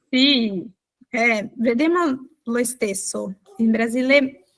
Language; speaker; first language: Italian; non-native, fluent; Portuguese